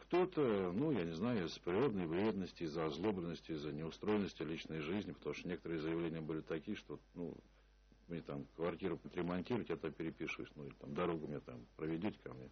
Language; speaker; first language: Russian; native; Russian